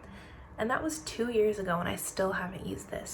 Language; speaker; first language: English; native; English